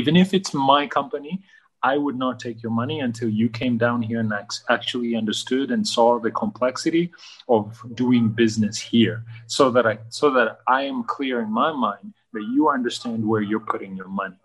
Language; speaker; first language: English; early bilingual, other home language; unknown